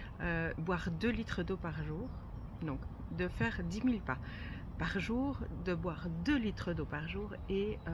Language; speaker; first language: French; native; French